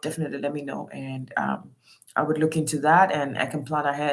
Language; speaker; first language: English; non-native, local second language; Yoruba